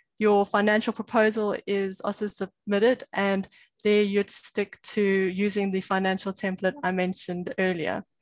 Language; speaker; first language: English; native; English